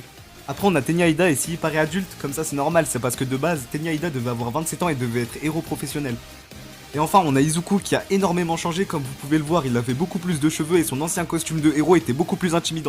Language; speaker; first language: French; native; French